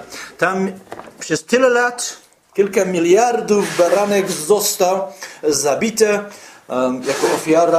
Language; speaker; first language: Polish; non-native, fluent; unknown